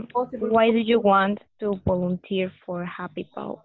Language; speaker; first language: English; non-native, learner; Spanish